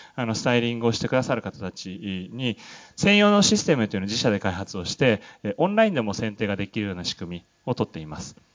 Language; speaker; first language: Japanese; native; Japanese